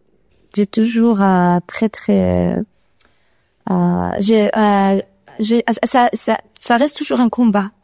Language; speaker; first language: French; non-native, learner; Persian